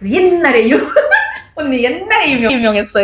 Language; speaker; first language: Korean; non-native, fluent; Uzbek